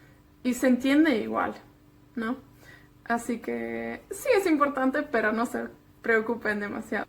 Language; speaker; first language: Spanish; non-native, fluent; Welsh